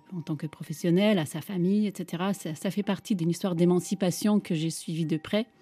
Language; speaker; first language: French; non-native, fluent; Turkish